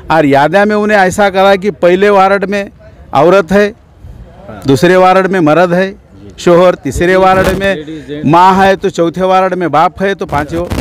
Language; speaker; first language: Hindi; non-native, local second language; Urdu